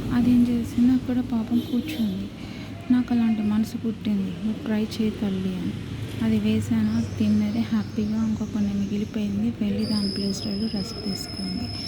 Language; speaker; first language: Telugu; non-native, local second language; Tamil